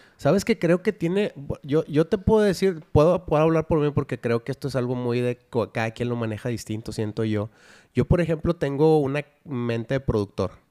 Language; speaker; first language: Spanish; native; Spanish